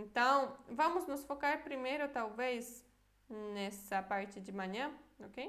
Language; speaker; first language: Portuguese; non-native, fluent; Polish